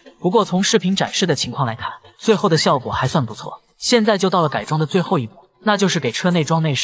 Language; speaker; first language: Chinese; native; Chinese